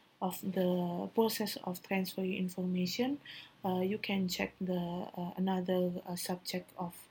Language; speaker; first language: English; non-native, learner; Indonesian